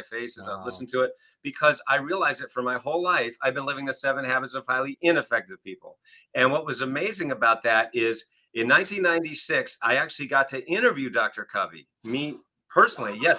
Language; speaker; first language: English; native; English